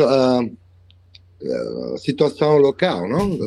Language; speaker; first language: Portuguese; non-native, learner; Italian